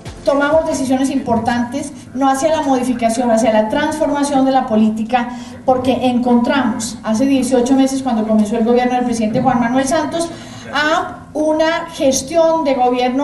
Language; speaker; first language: Spanish; native; Spanish